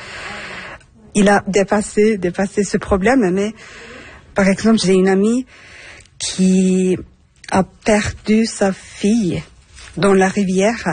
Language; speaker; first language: French; non-native, fluent; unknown